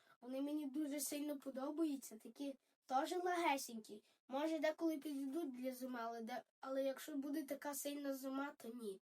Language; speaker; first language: Ukrainian; early bilingual, heritage; Ukrainian